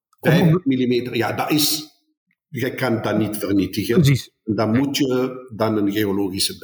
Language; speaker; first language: Dutch; non-native, fluent; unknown